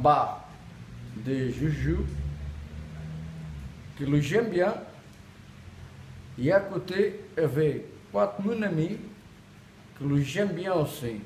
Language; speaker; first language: French; non-native, learner; Portuguese